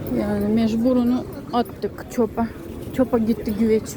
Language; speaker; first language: Turkish; non-native, fluent; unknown